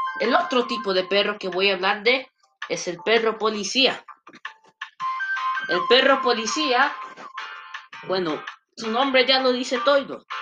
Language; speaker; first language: Spanish; non-native, learner; English